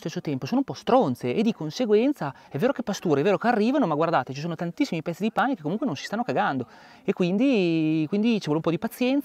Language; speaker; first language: Italian; native; Italian